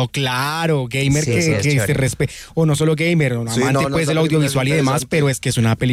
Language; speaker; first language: Spanish; native; Spanish